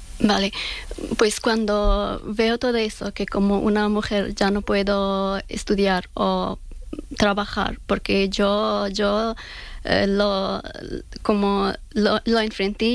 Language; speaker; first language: Spanish; non-native, fluent; Persian